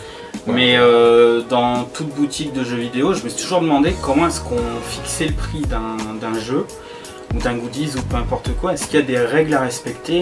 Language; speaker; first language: French; native; French